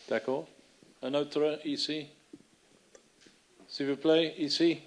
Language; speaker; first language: French; non-native, fluent; English